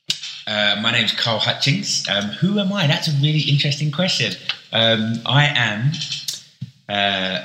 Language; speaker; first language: English; native; English